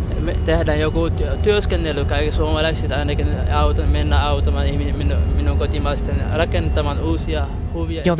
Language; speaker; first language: Finnish; non-native, learner; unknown